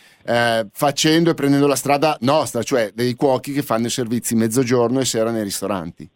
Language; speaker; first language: Italian; native; Italian